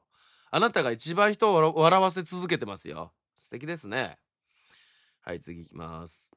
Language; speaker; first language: Japanese; native; Japanese